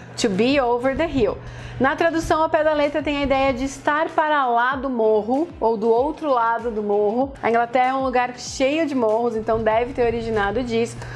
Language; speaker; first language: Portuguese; native; Portuguese